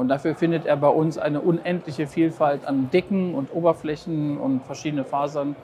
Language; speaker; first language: German; native; German